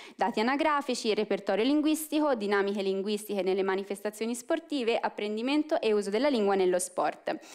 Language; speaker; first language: Italian; native; Italian